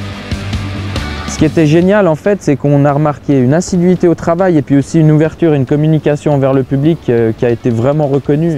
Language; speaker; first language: French; native; French